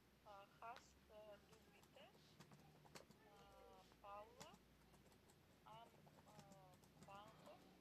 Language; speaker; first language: German; non-native, learner; Macedonian